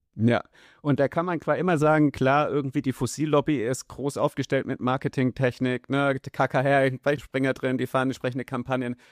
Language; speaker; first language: German; native; German